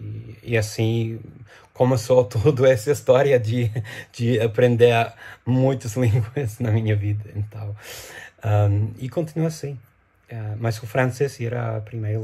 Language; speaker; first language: Portuguese; non-native, fluent; English